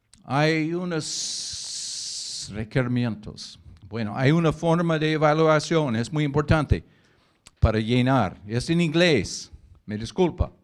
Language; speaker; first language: Spanish; non-native, learner; English